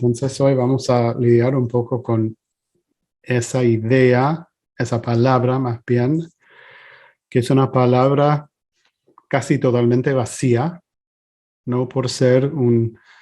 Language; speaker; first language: Spanish; non-native, fluent; English